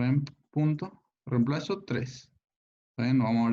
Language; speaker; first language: Spanish; native; Spanish